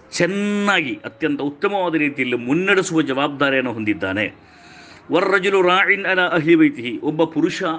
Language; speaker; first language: Kannada; non-native, local second language; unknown